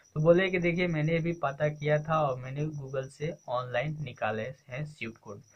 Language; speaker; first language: Hindi; native; Hindi